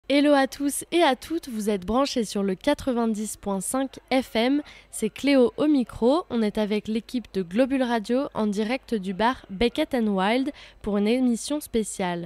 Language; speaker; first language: French; native; French